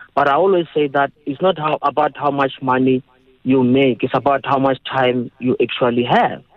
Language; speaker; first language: English; non-native, local second language; Northern Sotho